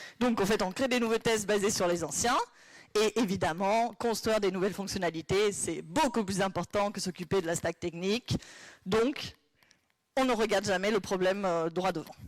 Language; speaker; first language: French; non-native, fluent; Spanish